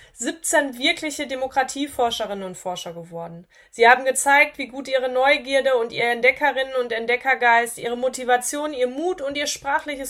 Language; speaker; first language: German; native; German